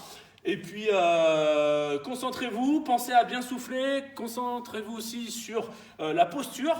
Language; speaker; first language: French; native; French